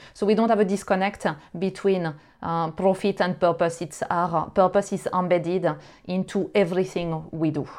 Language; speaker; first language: English; non-native, fluent; French